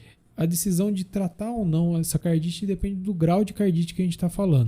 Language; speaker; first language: Portuguese; native; Portuguese